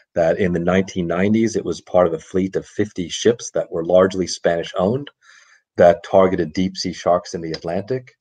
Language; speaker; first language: English; native; English